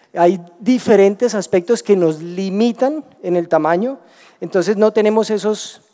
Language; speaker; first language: Spanish; native; Spanish